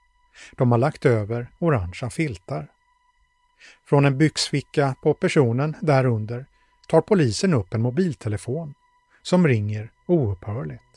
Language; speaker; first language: Swedish; native; Swedish